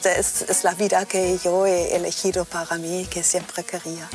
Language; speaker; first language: Spanish; non-native, fluent; German